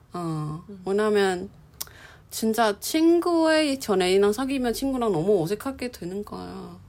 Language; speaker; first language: Korean; non-native, learner; Chinese